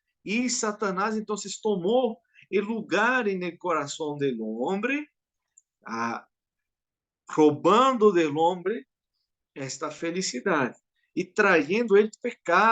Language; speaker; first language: Portuguese; non-native, learner; Spanish